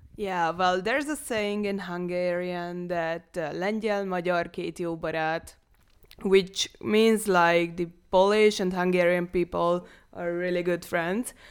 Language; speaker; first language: English; non-native, fluent; Hungarian